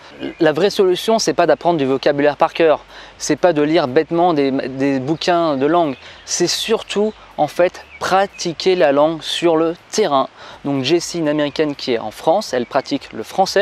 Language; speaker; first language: French; native; French